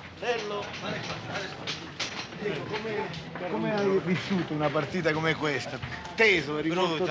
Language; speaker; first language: Italian; native; Italian